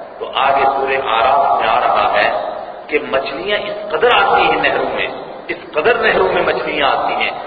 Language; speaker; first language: Urdu; non-native, local second language; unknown